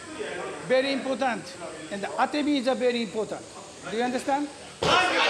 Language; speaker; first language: English; non-native, learner; Japanese